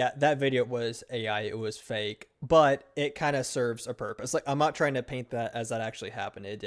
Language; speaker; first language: English; native; English